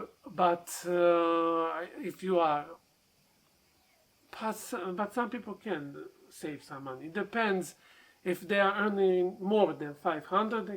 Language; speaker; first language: English; non-native, learner; Serbian